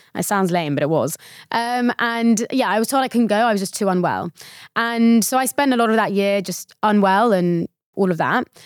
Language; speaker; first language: English; early bilingual, other home language; Swahili